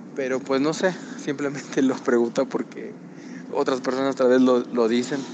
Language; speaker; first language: Spanish; native; Spanish